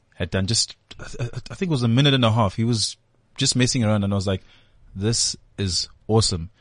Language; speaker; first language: English; non-native, local second language; Zulu